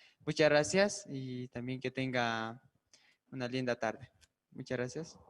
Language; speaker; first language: Spanish; native; Spanish